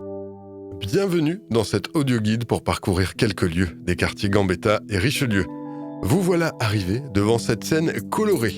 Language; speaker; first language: French; native; French